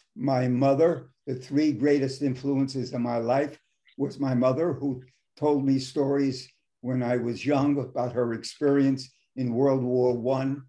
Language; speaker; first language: English; native; English